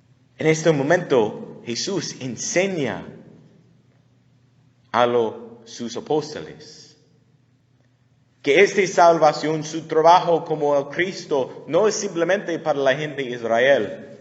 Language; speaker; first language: Spanish; non-native, learner; English